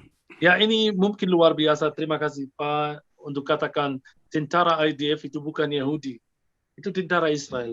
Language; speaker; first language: Indonesian; non-native, fluent; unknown